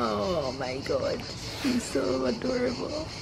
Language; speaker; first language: English; native; English